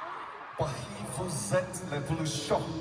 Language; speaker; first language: French; non-native, learner; Korean